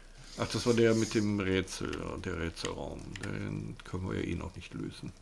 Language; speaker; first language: German; native; German